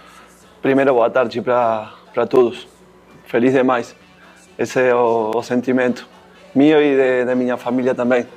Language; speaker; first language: Portuguese; non-native, fluent; Spanish